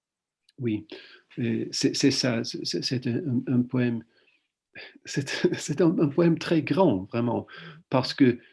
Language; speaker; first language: French; non-native, fluent; Swedish